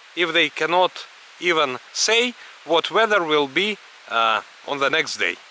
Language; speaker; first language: English; non-native, fluent; Russian